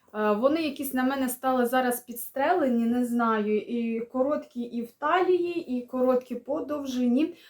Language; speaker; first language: Ukrainian; non-native, local second language; Russian